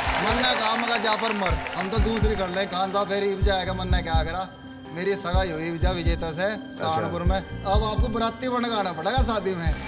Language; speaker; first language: Hindi; native; Hindi